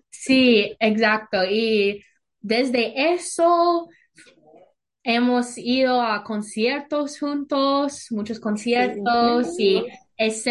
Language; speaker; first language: Spanish; non-native, learner; English